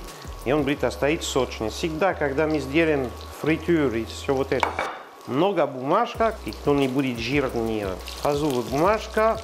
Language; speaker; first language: Russian; non-native, learner; French